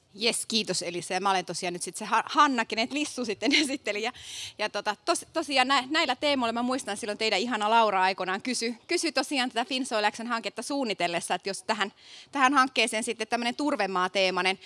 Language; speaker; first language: Finnish; native; Finnish